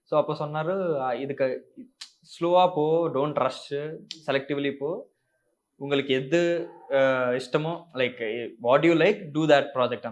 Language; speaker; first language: Tamil; non-native, learner; Telugu